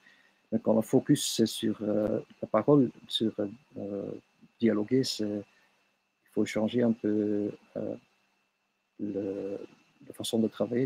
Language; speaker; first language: French; non-native, local second language; Dutch